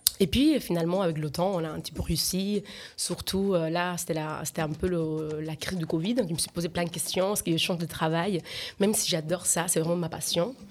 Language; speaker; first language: French; non-native, fluent; Spanish